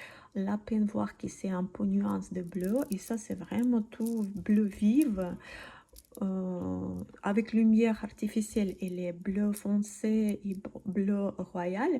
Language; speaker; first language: French; non-native, learner; Russian